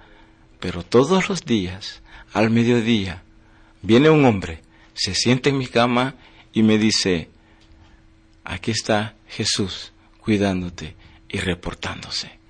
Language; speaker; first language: Spanish; native; Spanish